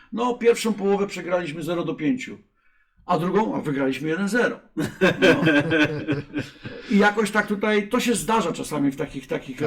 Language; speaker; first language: Polish; native; Polish